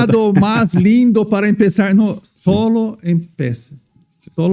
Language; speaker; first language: Spanish; non-native, fluent; Portuguese